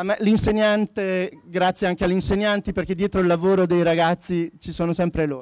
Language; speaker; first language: Italian; native; Italian